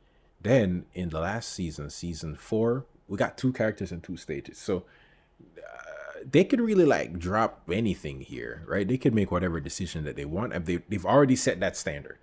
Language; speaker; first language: English; native; English